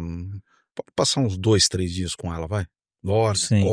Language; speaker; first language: Portuguese; native; Portuguese